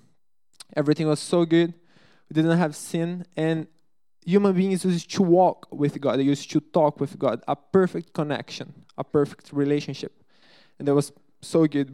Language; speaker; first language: English; non-native, fluent; Portuguese